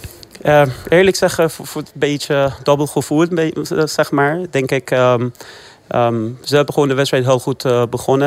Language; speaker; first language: Dutch; early bilingual, other home language; Persian